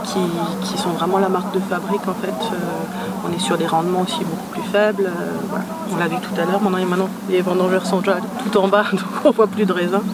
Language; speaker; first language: French; native; French